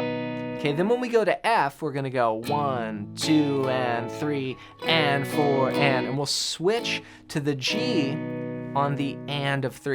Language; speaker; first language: English; native; English